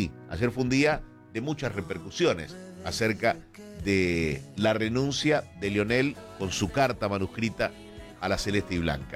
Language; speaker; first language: Spanish; native; Spanish